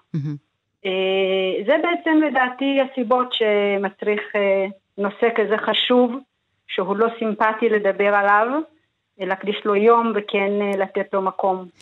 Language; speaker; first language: Hebrew; early bilingual, other home language; Amharic